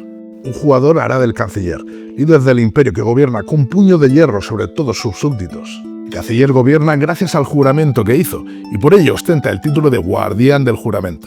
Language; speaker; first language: Spanish; native; Spanish